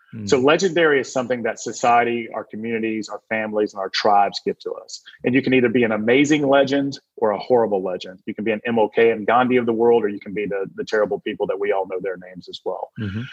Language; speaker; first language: English; native; English